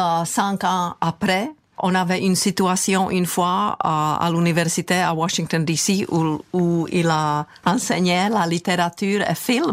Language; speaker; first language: French; non-native, fluent; Czech